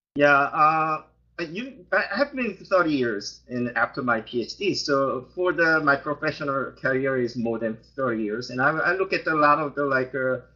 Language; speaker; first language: English; non-native, fluent; Korean